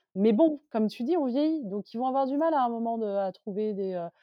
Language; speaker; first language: French; native; French